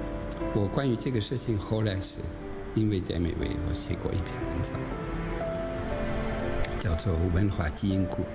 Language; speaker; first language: Chinese; non-native, fluent; Dutch